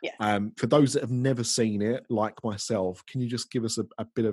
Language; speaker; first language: English; native; English